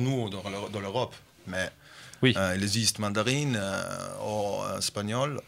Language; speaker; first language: French; non-native, fluent; Bosnian